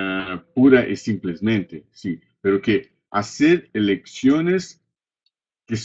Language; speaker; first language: Spanish; non-native, fluent; Portuguese